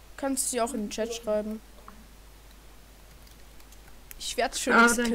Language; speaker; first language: German; native; German